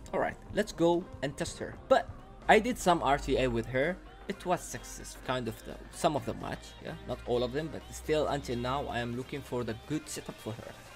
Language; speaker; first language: English; non-native, fluent; Arabic